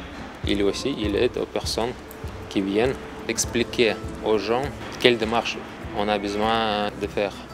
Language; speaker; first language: French; non-native, learner; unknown